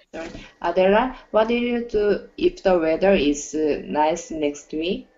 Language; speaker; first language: English; non-native, learner; Korean